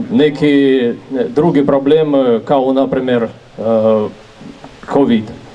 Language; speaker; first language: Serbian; non-native, learner; Russian